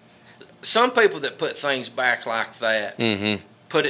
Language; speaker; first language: English; native; English